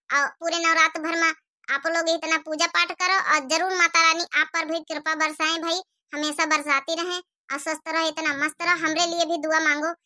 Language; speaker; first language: Hindi; native; Hindi